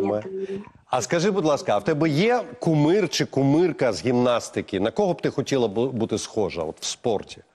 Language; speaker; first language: Ukrainian; native; Ukrainian